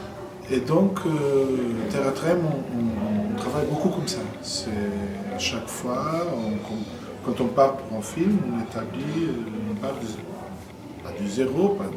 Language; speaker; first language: French; non-native, fluent; Portuguese